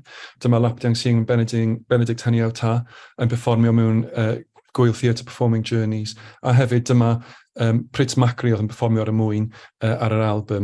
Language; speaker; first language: Welsh; native; Welsh